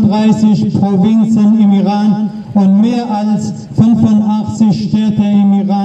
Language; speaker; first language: German; non-native, learner; Persian